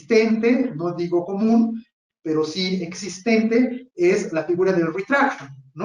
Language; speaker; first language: Spanish; native; Spanish